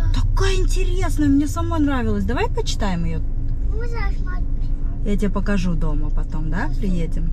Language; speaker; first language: Russian; native; Russian